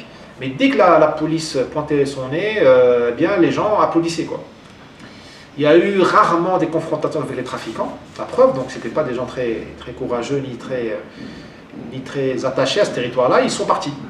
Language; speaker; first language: French; non-native, local second language; Arabic